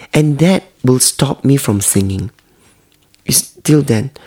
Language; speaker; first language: English; non-native, local second language; Hakka Chinese